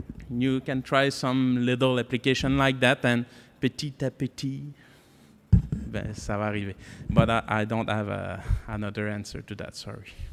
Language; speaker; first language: English; non-native, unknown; French